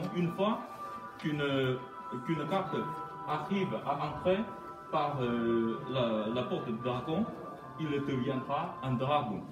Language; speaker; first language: French; non-native, fluent; Chinese